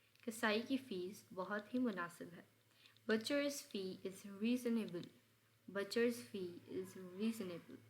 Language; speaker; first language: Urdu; native; Urdu